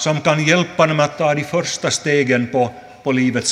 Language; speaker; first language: Swedish; non-native, local second language; Finnish